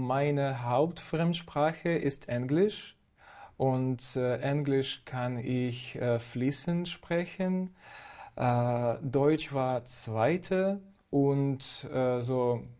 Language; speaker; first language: German; non-native, fluent; Ukrainian